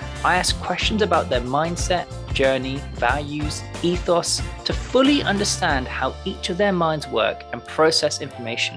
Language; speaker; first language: English; native; English